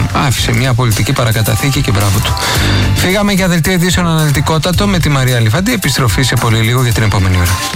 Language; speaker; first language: Greek; native; Greek